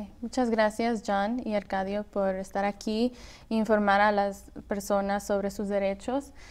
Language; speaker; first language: Spanish; early bilingual, heritage; Spanish